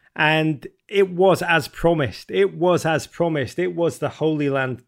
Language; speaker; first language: English; native; English